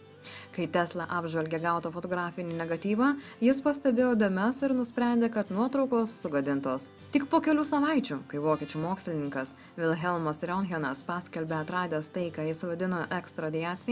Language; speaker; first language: Lithuanian; native; Lithuanian